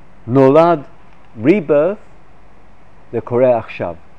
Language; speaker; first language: Hebrew; non-native, fluent; English